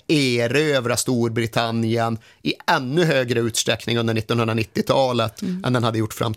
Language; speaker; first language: Swedish; native; Swedish